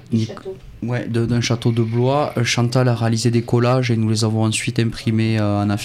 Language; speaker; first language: French; native; French